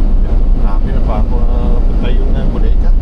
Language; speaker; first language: Filipino; non-native, learner; Chinese